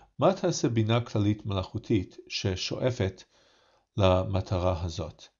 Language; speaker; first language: Hebrew; non-native, fluent; English